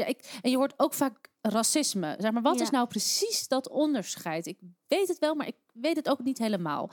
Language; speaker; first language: Dutch; native; Dutch